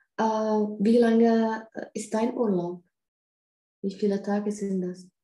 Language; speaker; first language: German; non-native, fluent; Czech